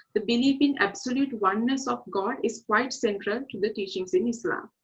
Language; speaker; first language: English; non-native, local second language; Sinhala